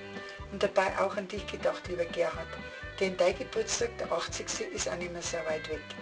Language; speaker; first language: German; native; German